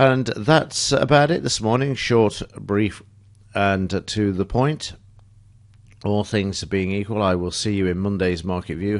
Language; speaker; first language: English; native; English